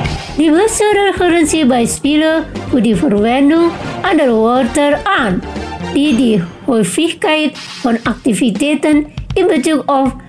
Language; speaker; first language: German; non-native, fluent; Indonesian